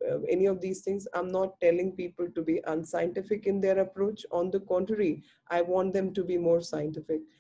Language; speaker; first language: English; non-native, local second language; Hindi